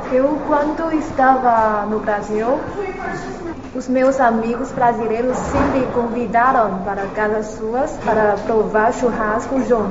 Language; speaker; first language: Portuguese; non-native, fluent; Chinese